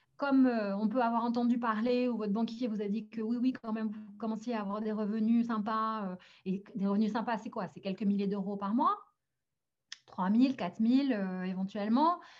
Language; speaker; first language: French; early bilingual, other home language; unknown